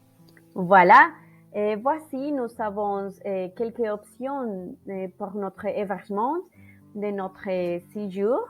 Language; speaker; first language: French; non-native, learner; Spanish